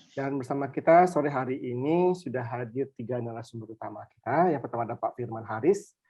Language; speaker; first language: Indonesian; native; Indonesian